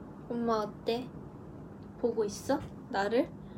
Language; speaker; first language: Korean; early bilingual, heritage; Korean